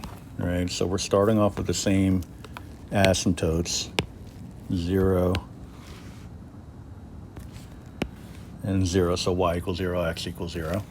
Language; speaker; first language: English; native; English